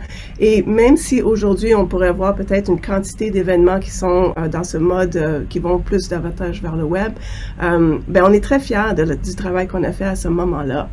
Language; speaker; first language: French; native; French